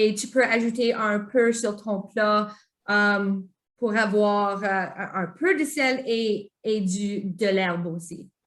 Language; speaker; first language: French; non-native, local second language; English